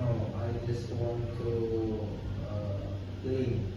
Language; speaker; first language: English; non-native, learner; Indonesian